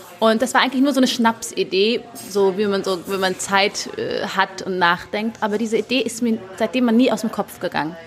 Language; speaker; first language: German; early bilingual, other home language; Amharic